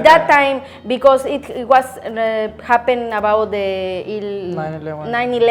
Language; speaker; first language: English; non-native, learner; Spanish